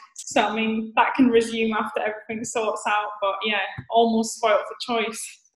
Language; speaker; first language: English; native; English